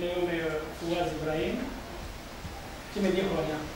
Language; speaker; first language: Greek; non-native, learner; Arabic